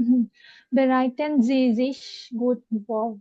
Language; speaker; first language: German; non-native, learner; Bangla